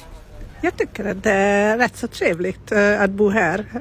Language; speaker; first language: Swedish; non-native, learner; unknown